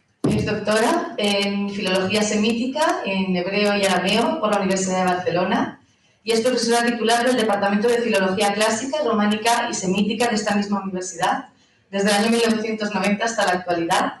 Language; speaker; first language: Spanish; native; Spanish